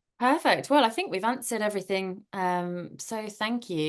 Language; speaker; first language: English; native; English